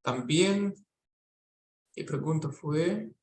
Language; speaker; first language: Spanish; non-native, fluent; Russian